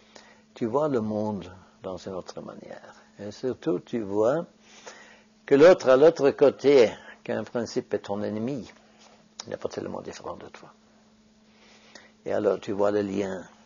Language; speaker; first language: French; non-native, fluent; Norwegian